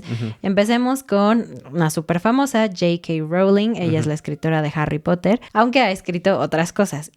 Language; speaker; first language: Spanish; native; Spanish